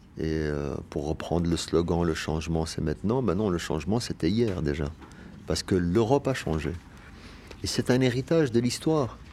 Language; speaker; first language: French; early bilingual, other home language; Arabic